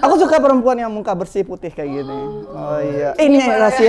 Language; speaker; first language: Indonesian; native; Indonesian